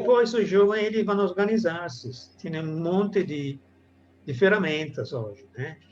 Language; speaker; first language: Portuguese; non-native, fluent; Italian